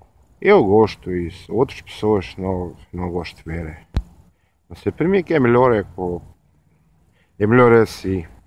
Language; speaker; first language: Portuguese; non-native, learner; Ukrainian